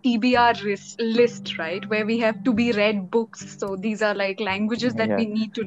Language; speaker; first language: English; non-native, local second language; Odia